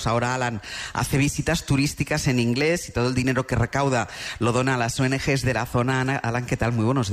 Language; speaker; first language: Spanish; native; Spanish